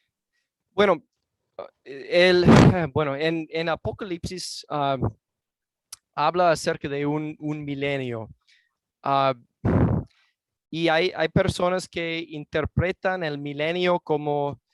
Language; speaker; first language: Spanish; non-native, fluent; English